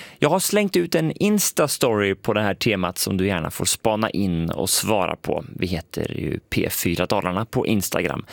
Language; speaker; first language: Swedish; native; Swedish